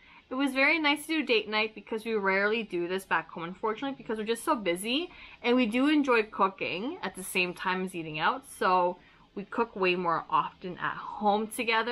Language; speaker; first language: English; early bilingual, other home language; Vietnamese